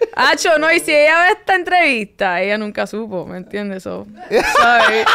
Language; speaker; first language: Spanish; early bilingual, heritage; Spanish